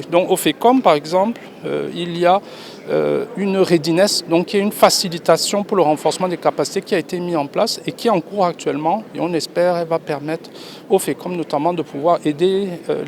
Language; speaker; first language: French; non-native, local second language; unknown